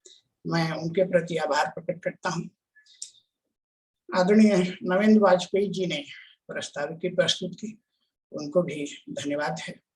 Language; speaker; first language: Hindi; native; Hindi